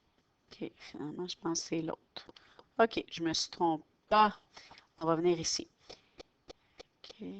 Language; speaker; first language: French; native; French